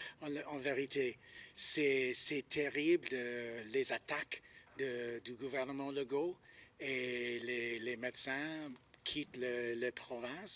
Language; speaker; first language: French; non-native, learner; English